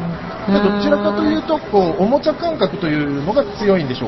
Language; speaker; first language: Japanese; native; Japanese